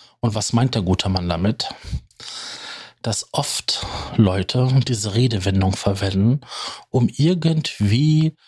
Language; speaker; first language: German; native; German